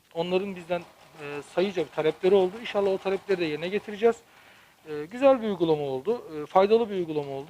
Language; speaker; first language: Turkish; native; Turkish